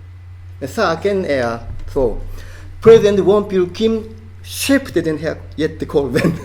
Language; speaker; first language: Swedish; non-native, fluent; Japanese